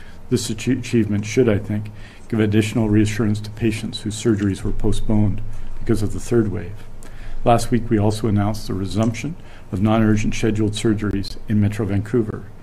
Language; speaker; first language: English; native; English